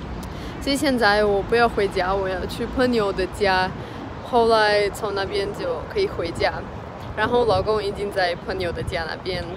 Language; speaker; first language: Chinese; non-native, fluent; Russian